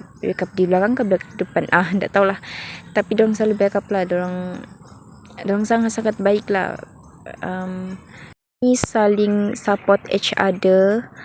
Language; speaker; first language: Malay; native; Malay